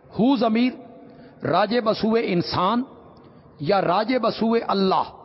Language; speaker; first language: Urdu; non-native, local second language; Punjabi